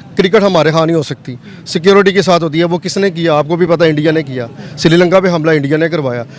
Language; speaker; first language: Urdu; non-native, local second language; Punjabi